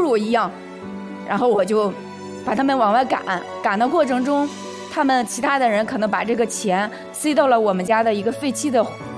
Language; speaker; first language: Chinese; native; Chinese